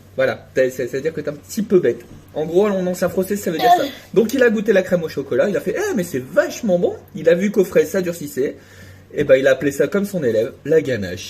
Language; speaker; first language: French; native; French